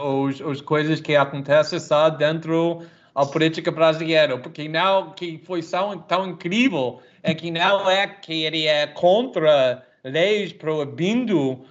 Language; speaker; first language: Portuguese; non-native, fluent; English